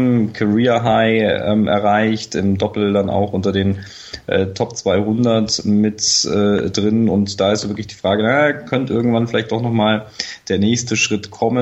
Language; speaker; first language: German; native; German